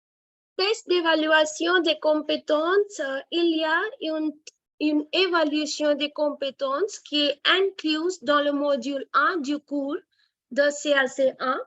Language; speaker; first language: French; non-native, fluent; Hindi